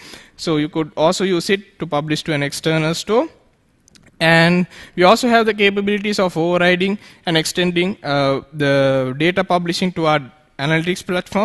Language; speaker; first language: English; non-native, local second language; Sinhala